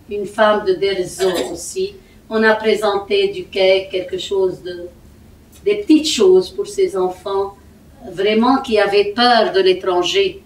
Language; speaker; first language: French; non-native, fluent; Arabic